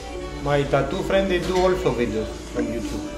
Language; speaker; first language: English; non-native, learner; Greek